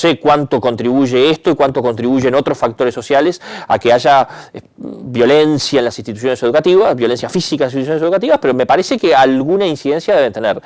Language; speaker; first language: Spanish; native; Spanish